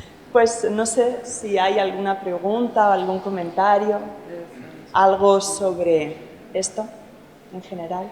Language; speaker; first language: Spanish; native; Spanish